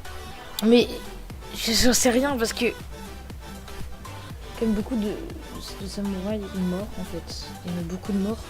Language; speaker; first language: French; native; French